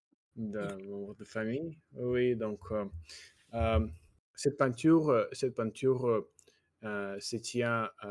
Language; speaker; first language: French; non-native, learner; Russian